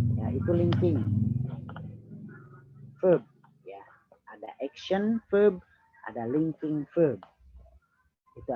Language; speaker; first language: Indonesian; native; Indonesian